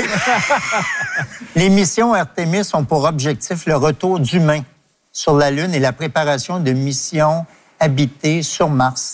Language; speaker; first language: French; native; French